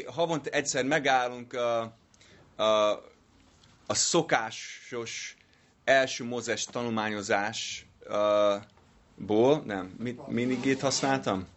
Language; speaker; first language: Hungarian; non-native, learner; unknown